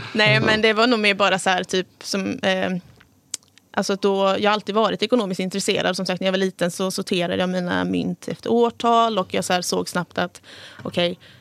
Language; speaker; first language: Swedish; native; Swedish